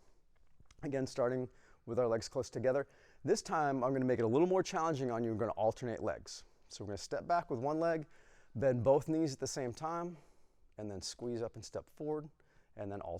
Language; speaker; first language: English; native; English